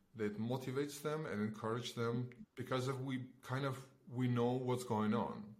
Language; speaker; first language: English; non-native, fluent; Belarusian